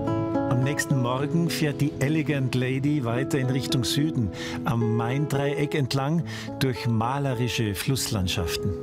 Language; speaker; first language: German; native; German